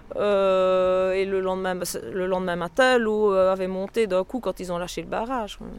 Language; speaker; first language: French; native; French